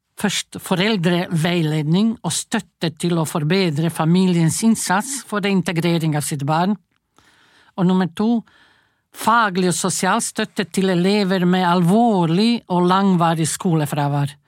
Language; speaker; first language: Norwegian; non-native, fluent; Croatian